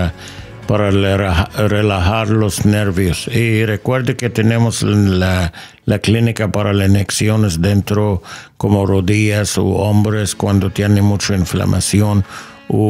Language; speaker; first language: Spanish; non-native, learner; English